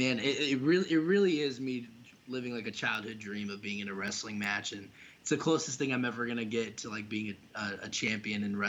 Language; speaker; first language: English; native; English